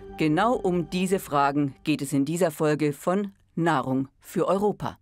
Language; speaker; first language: German; native; German